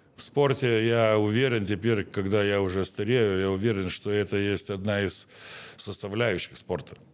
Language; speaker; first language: Russian; non-native, local second language; Lithuanian